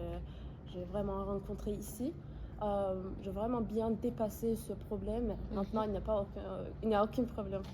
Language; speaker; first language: French; non-native, fluent; Azerbaijani